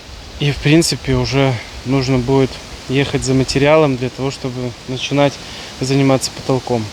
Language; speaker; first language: Russian; native; Russian